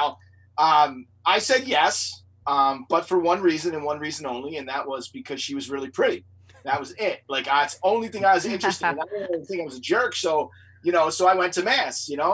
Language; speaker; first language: English; native; English